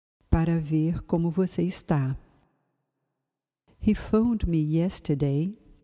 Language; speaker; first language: Portuguese; native; Portuguese